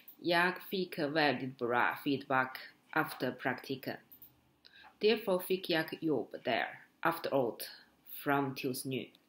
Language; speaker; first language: Swedish; non-native, learner; Chinese